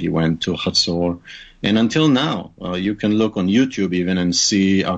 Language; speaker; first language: English; non-native, fluent; Hebrew